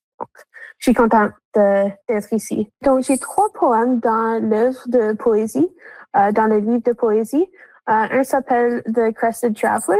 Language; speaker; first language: French; non-native, local second language; English